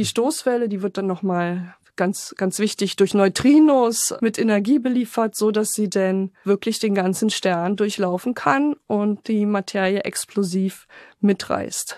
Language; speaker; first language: German; native; German